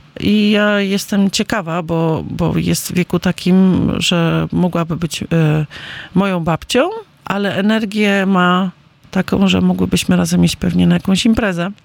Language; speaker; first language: Polish; native; Polish